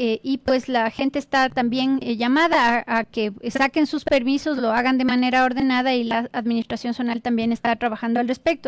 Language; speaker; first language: Spanish; native; Spanish